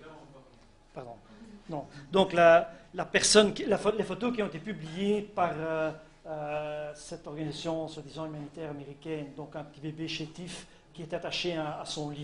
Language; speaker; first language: French; native; French